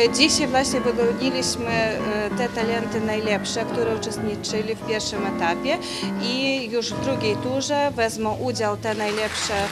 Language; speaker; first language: Polish; native; Polish